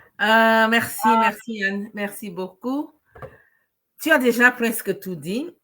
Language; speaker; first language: French; non-native, local second language; Lingala